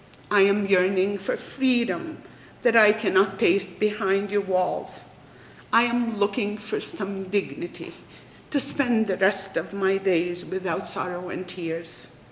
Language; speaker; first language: English; non-native, fluent; Arabic